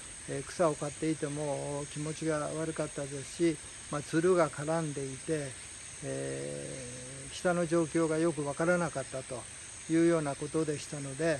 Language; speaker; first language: Japanese; native; Japanese